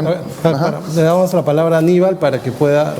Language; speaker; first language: Spanish; native; Spanish